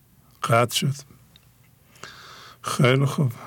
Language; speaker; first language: Persian; native; Persian